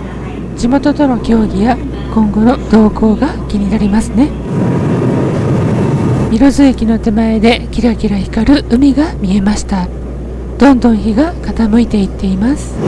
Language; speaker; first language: Japanese; native; Japanese